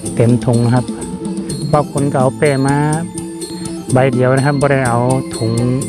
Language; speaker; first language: Thai; native; Thai